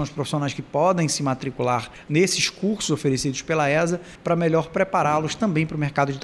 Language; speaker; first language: Portuguese; native; Portuguese